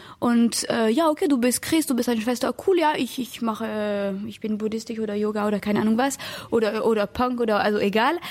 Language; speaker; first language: German; non-native, fluent; French